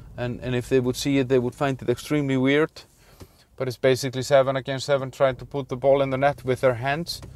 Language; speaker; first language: English; non-native, fluent; Icelandic